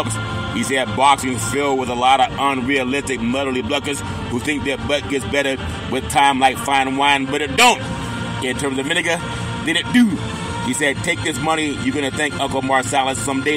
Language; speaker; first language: English; native; English